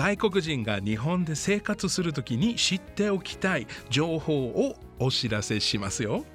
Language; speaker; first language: Japanese; non-native, fluent; English